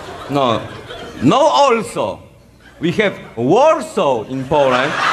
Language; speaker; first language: English; non-native, learner; Polish